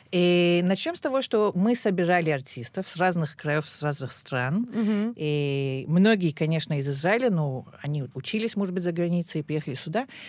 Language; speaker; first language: Russian; early bilingual, heritage; Russian